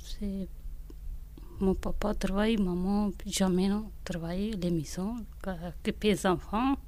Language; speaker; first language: French; non-native, learner; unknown